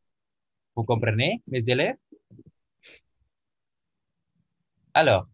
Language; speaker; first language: French; non-native, learner; Indonesian